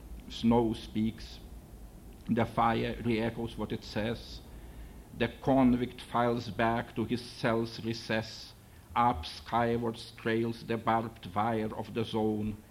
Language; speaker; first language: English; non-native, fluent; Lithuanian